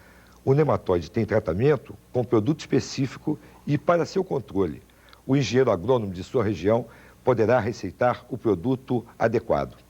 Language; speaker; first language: Portuguese; native; Portuguese